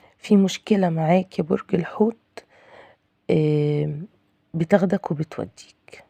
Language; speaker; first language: Arabic; native; Arabic